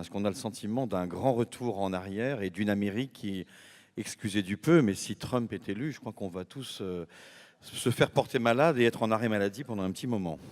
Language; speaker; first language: French; native; French